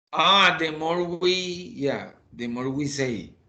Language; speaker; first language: English; non-native, fluent; Spanish